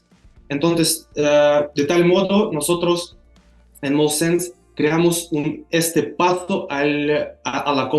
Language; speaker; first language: Spanish; non-native, fluent; Russian